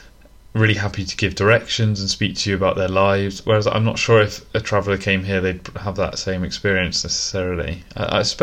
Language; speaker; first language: English; native; English